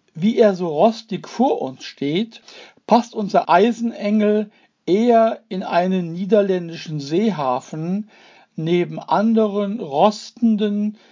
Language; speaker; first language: German; native; German